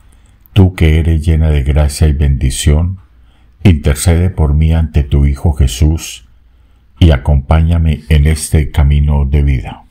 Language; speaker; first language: Spanish; native; Spanish